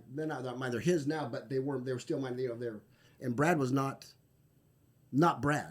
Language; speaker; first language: English; native; English